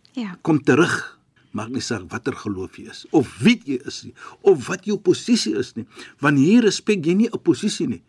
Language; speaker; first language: Afrikaans; non-native, fluent; Arabic